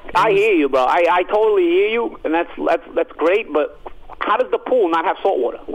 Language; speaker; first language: English; early bilingual, other home language; Italian